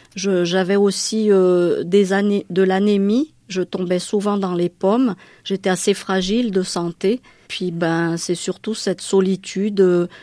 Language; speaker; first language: French; non-native, local second language; Malagasy